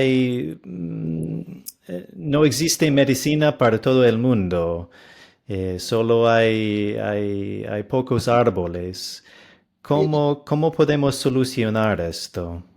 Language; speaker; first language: Spanish; non-native, fluent; English